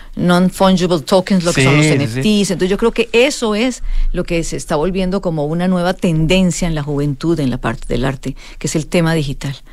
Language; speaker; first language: Spanish; native; Spanish